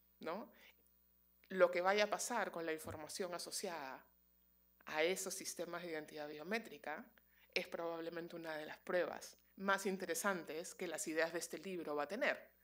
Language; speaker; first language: Spanish; native; Spanish